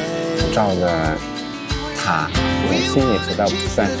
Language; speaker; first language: Chinese; early bilingual, heritage; English